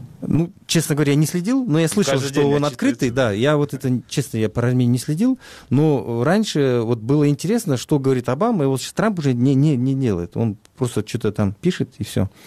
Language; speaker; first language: Russian; non-native, local second language; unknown